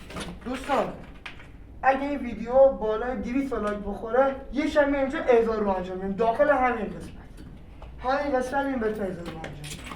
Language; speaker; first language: Persian; native; Persian